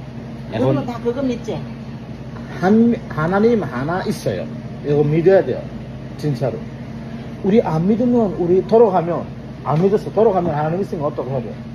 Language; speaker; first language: Korean; non-native, learner; Bangla